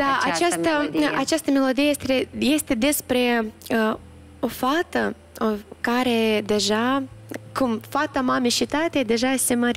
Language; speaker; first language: Romanian; non-native, local second language; Russian